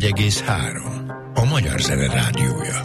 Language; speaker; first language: Hungarian; native; Hungarian